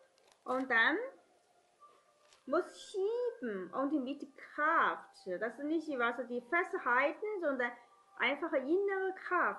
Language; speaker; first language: German; non-native, learner; Chinese